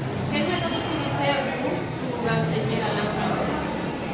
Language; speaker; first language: French; non-native, learner; Spanish